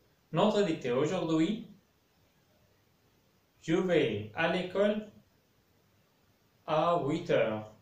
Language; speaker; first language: French; non-native, fluent; Arabic